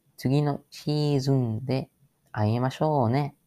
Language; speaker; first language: Japanese; non-native, learner; English